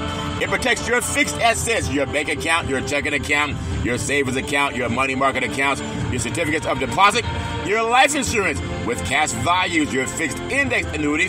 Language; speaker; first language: English; native; English